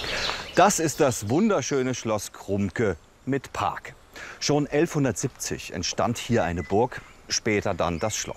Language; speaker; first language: German; native; German